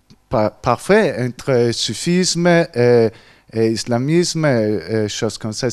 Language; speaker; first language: French; non-native, fluent; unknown